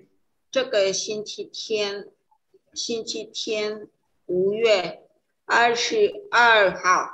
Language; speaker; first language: Chinese; non-native, learner; Spanish